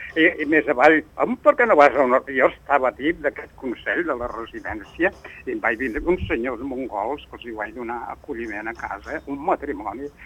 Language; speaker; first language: Catalan; non-native, local second language; Spanish